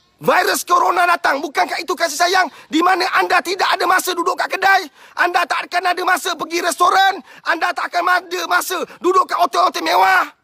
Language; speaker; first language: Malay; native; Malay